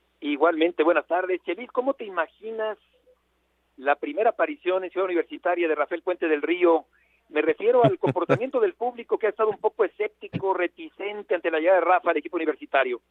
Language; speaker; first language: Spanish; native; Spanish